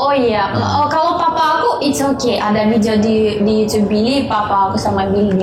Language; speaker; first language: Indonesian; non-native, learner; Russian